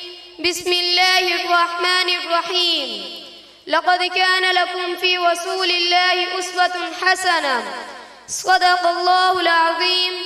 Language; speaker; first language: Arabic; non-native, learner; Urdu